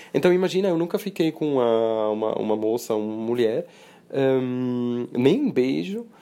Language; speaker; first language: Portuguese; non-native, fluent; Swiss German